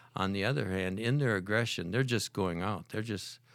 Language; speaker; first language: English; native; English